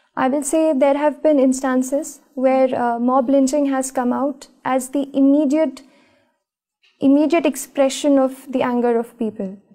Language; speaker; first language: English; non-native, local second language; Marathi